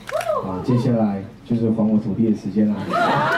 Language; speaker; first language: Chinese; non-native, local second language; Amis